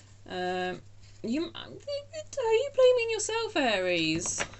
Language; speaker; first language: English; native; English